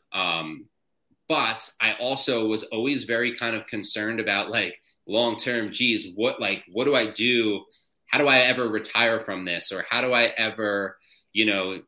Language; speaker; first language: English; native; English